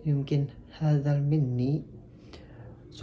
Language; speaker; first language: Arabic; non-native, learner; Indonesian